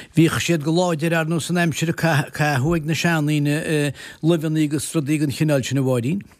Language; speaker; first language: Irish; native; Irish